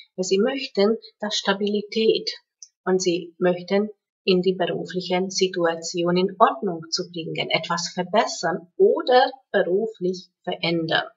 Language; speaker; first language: German; non-native, fluent; Hungarian